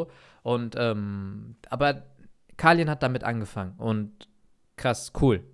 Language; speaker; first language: German; native; German